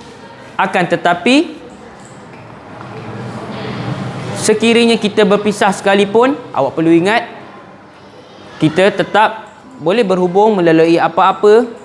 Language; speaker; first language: Malay; native; Malay